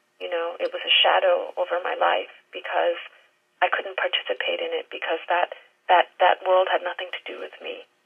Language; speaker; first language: English; native; English